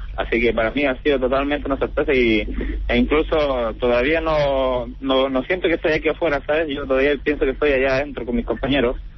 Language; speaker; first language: Spanish; native; Spanish